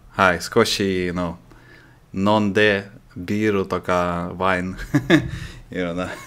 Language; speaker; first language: Japanese; non-native, learner; Russian